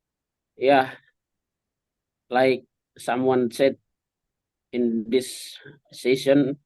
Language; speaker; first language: English; non-native, learner; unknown